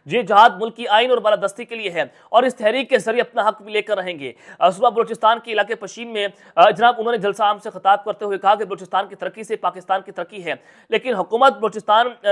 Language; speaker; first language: Urdu; non-native, local second language; Punjabi